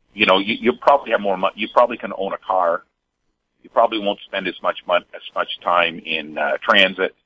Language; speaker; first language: English; native; English